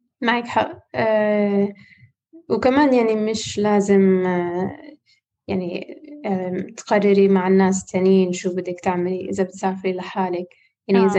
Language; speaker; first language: Arabic; non-native, fluent; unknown